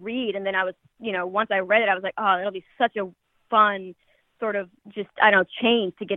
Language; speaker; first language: English; native; English